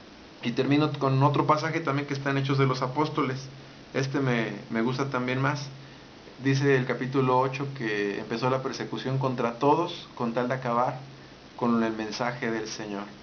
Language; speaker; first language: Spanish; native; Spanish